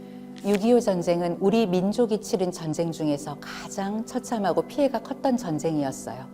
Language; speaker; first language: Korean; native; Korean